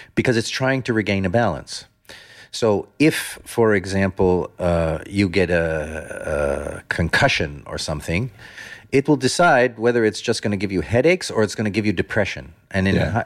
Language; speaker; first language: English; non-native, fluent; Dutch